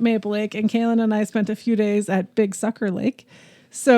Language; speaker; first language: English; native; English